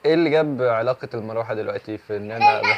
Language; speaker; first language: Arabic; native; Arabic